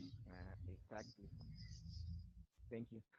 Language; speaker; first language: English; non-native, learner; Spanish